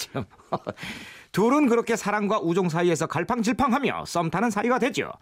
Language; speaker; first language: Korean; native; Korean